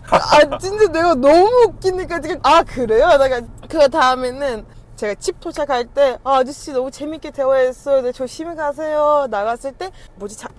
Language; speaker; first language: Korean; non-native, fluent; Turkish